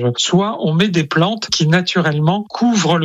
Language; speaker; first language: French; native; French